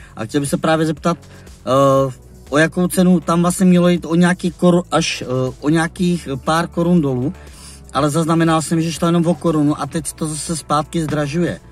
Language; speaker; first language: Czech; native; Czech